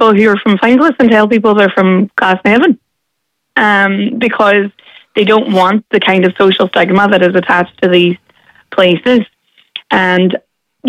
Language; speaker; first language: English; native; English